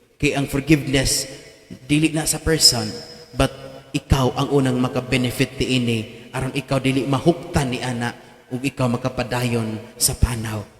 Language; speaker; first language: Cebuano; native; Cebuano